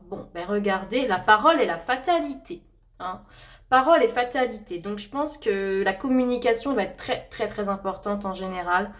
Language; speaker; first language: French; native; French